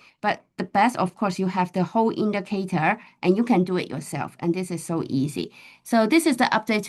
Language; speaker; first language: English; non-native, fluent; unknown